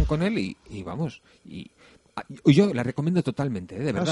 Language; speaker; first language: Spanish; native; Spanish